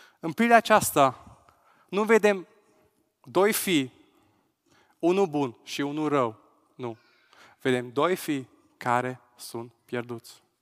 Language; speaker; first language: Romanian; non-native, local second language; Hungarian